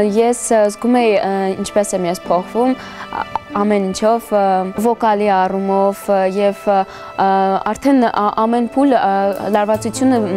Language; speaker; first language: Armenian; early bilingual, heritage; Armenian